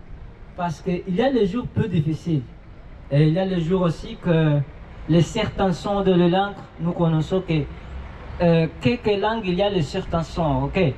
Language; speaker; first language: French; non-native, learner; Portuguese